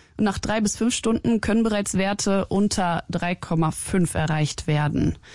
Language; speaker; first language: German; early bilingual, other home language; Arabic